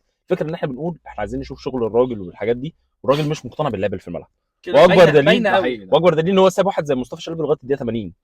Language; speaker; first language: Arabic; native; Arabic